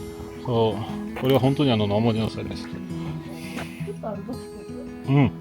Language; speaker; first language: Japanese; non-native, fluent; French